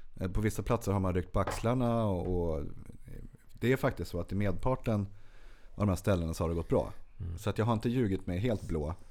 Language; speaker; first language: Swedish; native; Swedish